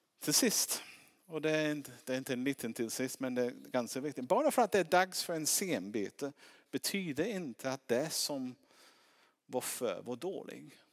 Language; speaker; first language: Swedish; non-native, fluent; English